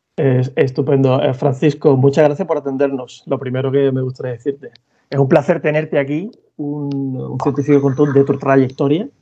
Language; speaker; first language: Spanish; native; Spanish